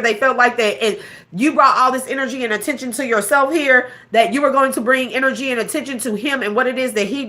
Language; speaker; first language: English; native; English